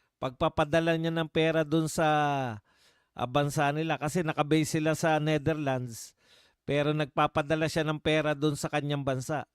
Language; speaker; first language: Filipino; native; Filipino